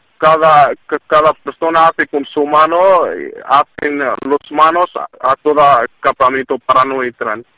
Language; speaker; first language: Spanish; non-native, learner; Arabic